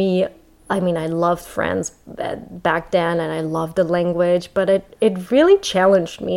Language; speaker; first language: English; non-native, fluent; German